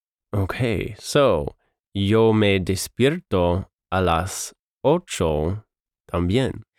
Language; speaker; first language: Spanish; non-native, learner; English